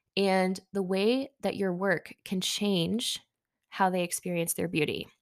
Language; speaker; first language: English; early bilingual, other home language; Hindi